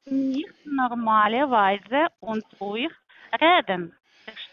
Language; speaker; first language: German; non-native, learner; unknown